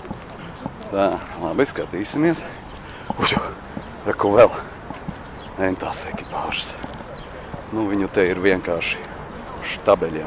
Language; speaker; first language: Latvian; native; Latvian